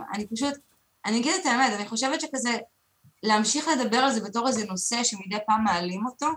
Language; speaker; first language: Hebrew; native; Hebrew